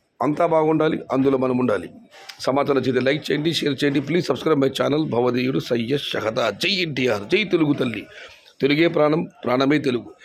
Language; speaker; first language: Telugu; non-native, local second language; Kannada